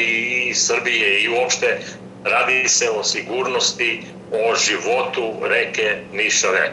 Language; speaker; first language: Serbian; native; Serbian